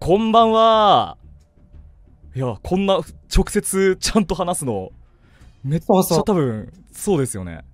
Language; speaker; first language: Japanese; native; Japanese